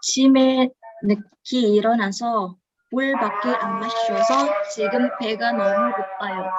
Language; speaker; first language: Korean; non-native, learner; Indonesian